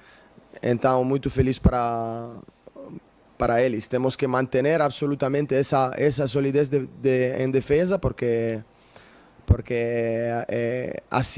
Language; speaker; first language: Portuguese; non-native, fluent; Italian